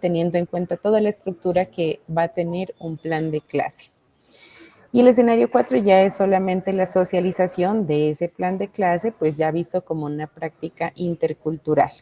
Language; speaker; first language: Spanish; native; Spanish